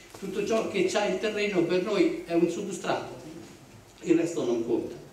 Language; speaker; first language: Italian; native; Italian